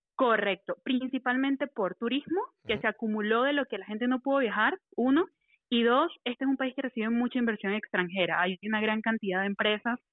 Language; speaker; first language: Spanish; native; Spanish